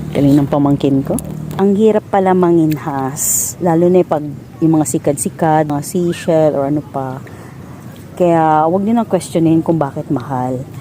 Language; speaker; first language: Filipino; non-native, local second language; Cebuano